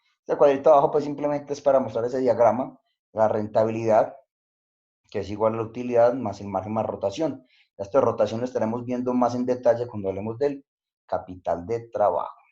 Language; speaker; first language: Spanish; native; Spanish